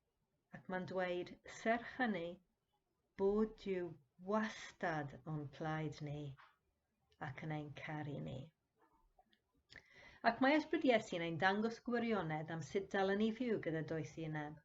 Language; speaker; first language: Welsh; non-native, fluent; English